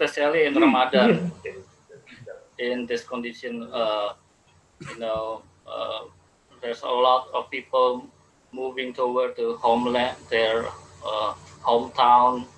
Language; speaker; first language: English; non-native, fluent; Indonesian